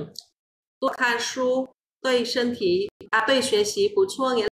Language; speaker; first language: Chinese; non-native, fluent; Vietnamese